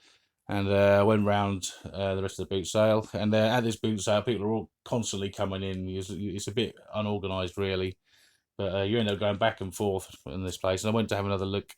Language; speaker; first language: English; native; English